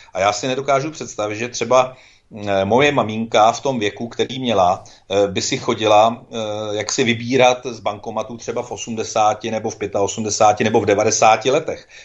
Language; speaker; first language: Czech; native; Czech